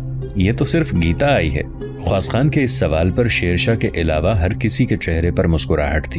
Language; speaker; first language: Urdu; native; Urdu